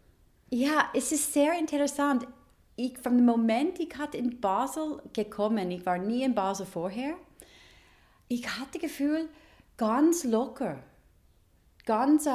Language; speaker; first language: German; non-native, fluent; English